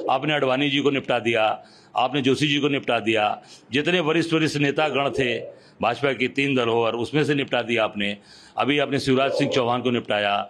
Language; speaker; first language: Hindi; native; Hindi